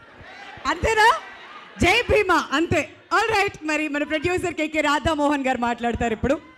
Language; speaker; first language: Telugu; native; Telugu